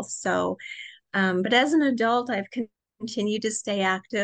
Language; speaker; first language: English; native; English